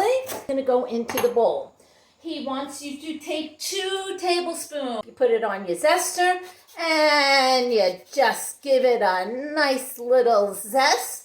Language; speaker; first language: English; native; English